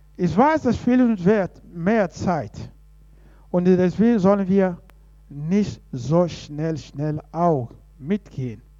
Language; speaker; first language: German; non-native, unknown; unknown